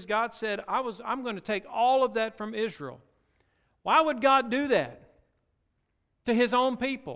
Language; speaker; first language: English; native; English